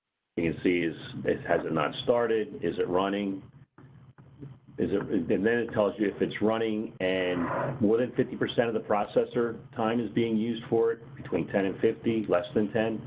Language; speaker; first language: English; native; English